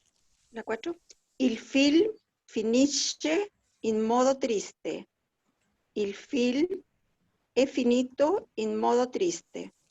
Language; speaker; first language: Italian; non-native, learner; Spanish